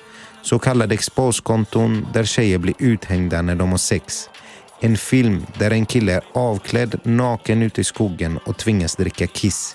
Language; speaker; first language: Swedish; native; Swedish